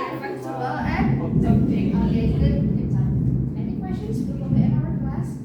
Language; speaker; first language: English; non-native, learner; Indonesian